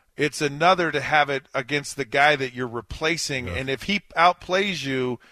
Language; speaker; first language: English; native; English